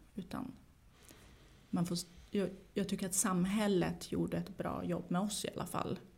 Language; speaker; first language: Swedish; early bilingual, other home language; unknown